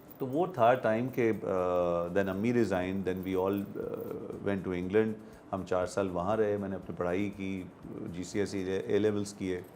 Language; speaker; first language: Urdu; native; Urdu